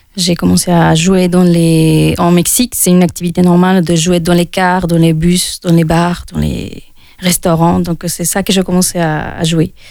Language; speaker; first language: French; non-native, fluent; Spanish